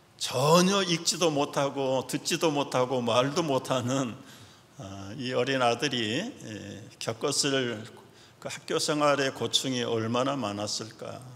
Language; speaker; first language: Korean; native; Korean